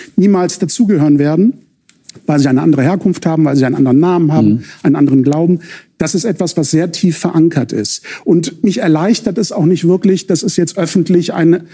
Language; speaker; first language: German; early bilingual, other home language; Turkish